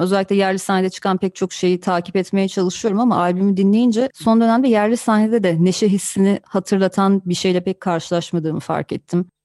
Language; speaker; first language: Turkish; native; Turkish